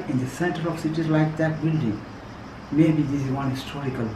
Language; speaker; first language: English; non-native, learner; Persian